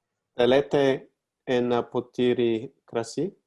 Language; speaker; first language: Greek; non-native, learner; English